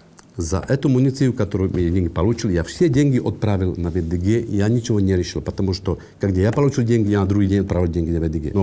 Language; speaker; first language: Russian; non-native, learner; Slovak